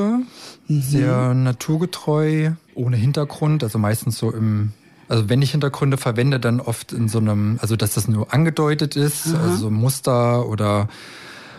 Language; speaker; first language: German; native; German